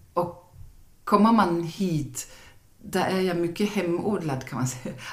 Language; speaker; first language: Swedish; non-native, fluent; German